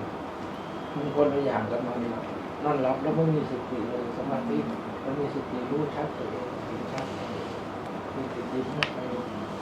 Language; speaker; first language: Thai; native; Thai